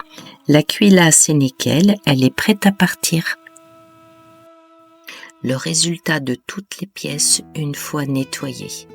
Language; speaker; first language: French; native; French